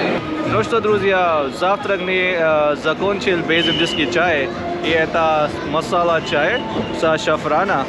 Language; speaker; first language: Russian; non-native, learner; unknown